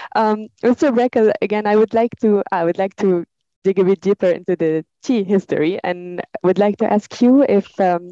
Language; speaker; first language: English; non-native, fluent; Arabic